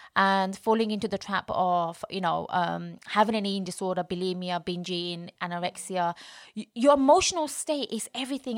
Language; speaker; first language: English; early bilingual, other home language; Bangla